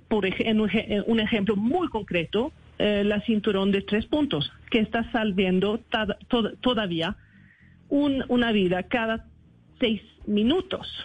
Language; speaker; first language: Spanish; non-native, fluent; Swedish